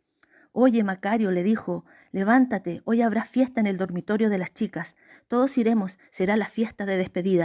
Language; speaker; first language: Spanish; native; Spanish